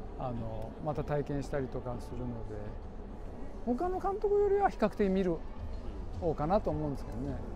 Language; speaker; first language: Japanese; native; Japanese